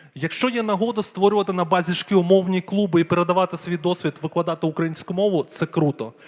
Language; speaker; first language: Ukrainian; non-native, local second language; Russian